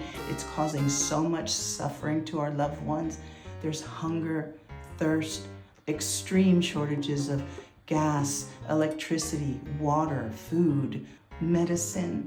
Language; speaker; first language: English; early bilingual, other home language; Spanish